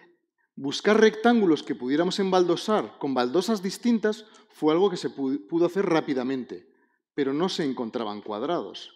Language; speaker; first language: Spanish; native; Spanish